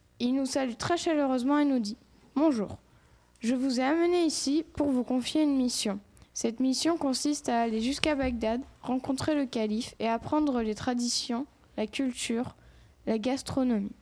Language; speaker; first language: French; native; French